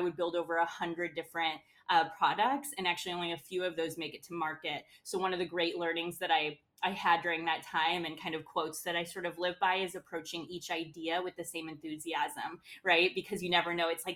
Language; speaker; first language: English; native; English